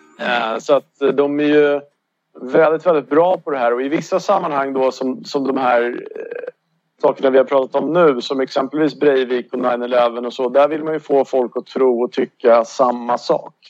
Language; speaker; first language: Swedish; native; Swedish